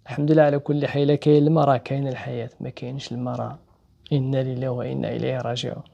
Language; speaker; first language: Arabic; native; Arabic